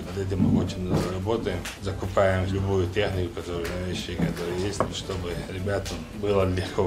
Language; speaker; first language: Russian; non-native, local second language; Chechen